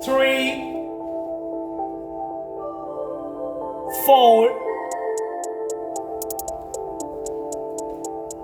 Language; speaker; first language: Vietnamese; non-native, learner; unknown